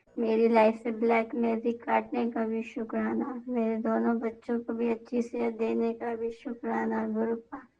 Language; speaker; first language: Hindi; native; Hindi